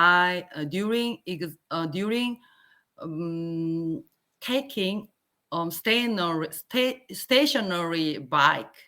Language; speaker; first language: English; non-native, learner; Korean